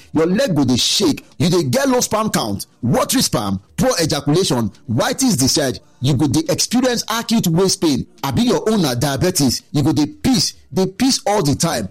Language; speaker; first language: Nigerian Pidgin; non-native, local second language; Yoruba